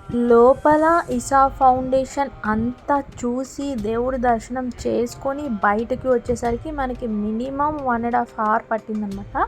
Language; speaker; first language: Telugu; native; Telugu